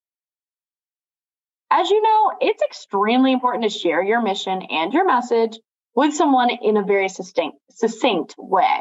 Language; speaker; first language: English; native; English